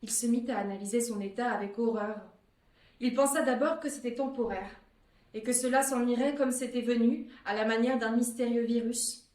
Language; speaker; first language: French; native; French